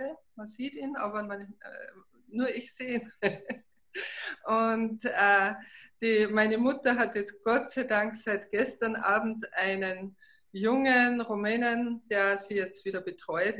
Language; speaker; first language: German; native; German